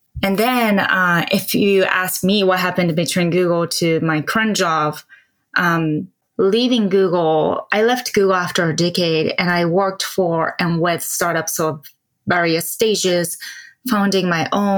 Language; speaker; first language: English; non-native, fluent; Japanese